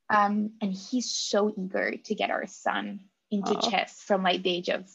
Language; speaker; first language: English; non-native, fluent; Russian